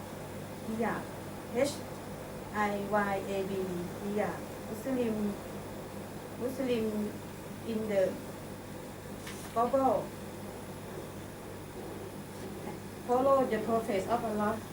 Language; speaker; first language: English; non-native, learner; Thai